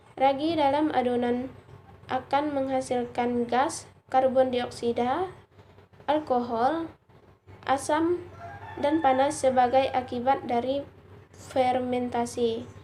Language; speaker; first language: Indonesian; non-native, local second language; Iban